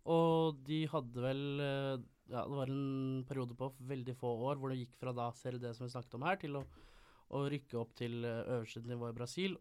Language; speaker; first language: Norwegian; native; Norwegian